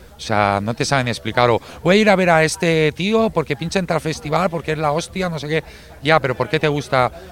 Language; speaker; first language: Spanish; native; Spanish